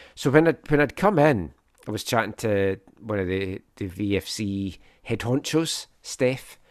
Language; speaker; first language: English; native; English